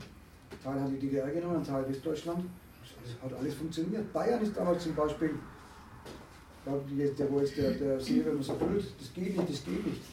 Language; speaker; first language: German; native; German